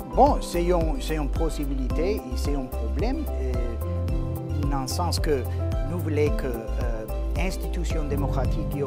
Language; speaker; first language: Haitian Creole; non-native, fluent; English